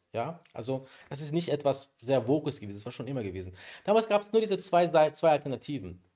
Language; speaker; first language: German; early bilingual, other home language; Persian